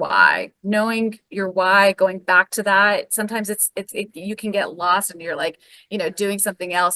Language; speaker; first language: English; native; English